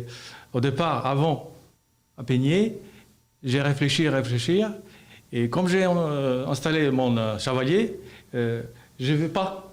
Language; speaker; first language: French; non-native, learner; Albanian